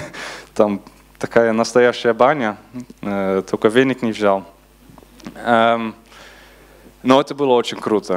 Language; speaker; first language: Russian; non-native, learner; Dutch